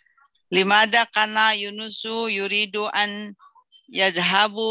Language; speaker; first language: Arabic; non-native, learner; Indonesian